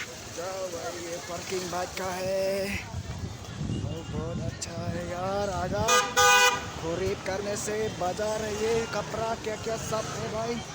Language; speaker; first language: Hindi; non-native, local second language; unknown